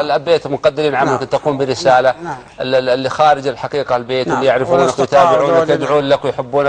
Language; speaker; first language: Arabic; native; Arabic